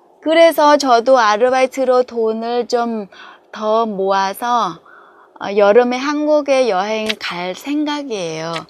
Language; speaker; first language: Korean; non-native, fluent; Vietnamese